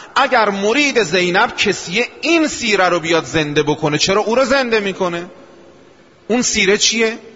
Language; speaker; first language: Persian; non-native, local second language; Azerbaijani